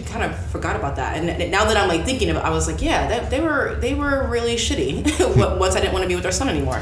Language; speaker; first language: English; native; English